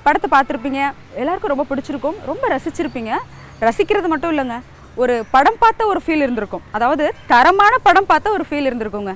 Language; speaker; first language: Tamil; native; Tamil